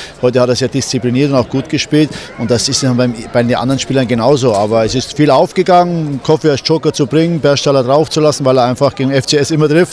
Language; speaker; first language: German; native; German